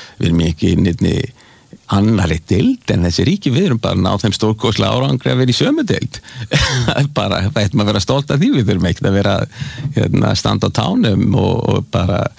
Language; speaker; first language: Icelandic; native; Icelandic